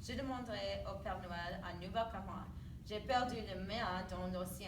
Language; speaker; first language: French; non-native, learner; English